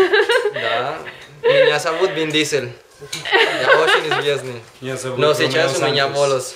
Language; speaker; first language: Russian; non-native, learner; Spanish